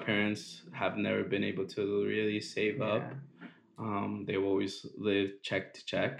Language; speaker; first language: English; native; English